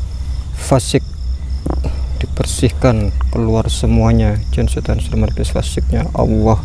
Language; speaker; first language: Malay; non-native, local second language; Javanese